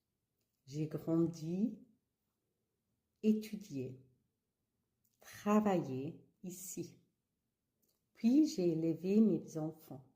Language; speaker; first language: French; early bilingual, other home language; Kabuverdianu